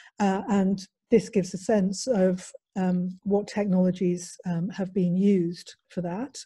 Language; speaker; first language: English; native; English